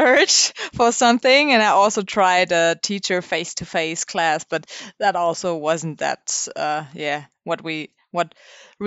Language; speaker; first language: English; non-native, fluent; German